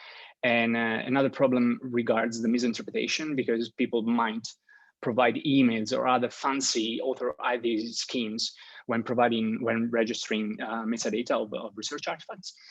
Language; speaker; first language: English; non-native, fluent; Italian